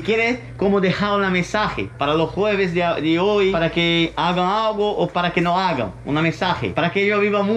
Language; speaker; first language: Spanish; non-native, learner; Portuguese